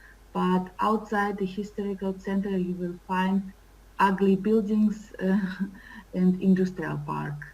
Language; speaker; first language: English; non-native, learner; Russian